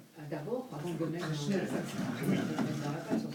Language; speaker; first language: French; native; French